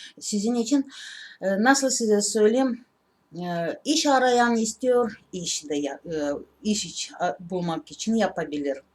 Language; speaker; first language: Turkish; non-native, learner; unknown